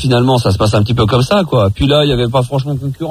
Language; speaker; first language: French; native; French